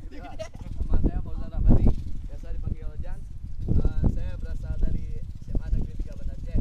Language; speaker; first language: Indonesian; native; Indonesian